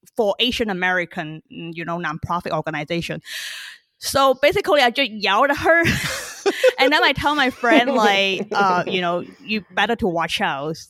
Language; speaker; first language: English; early bilingual, other home language; Chinese